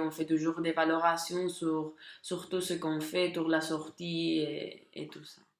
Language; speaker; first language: French; non-native, learner; Catalan